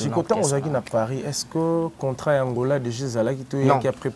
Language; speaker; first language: French; non-native, local second language; Lingala